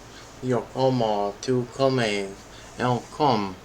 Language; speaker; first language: Spanish; non-native, learner; English